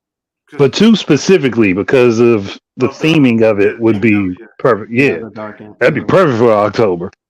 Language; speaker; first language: English; native; English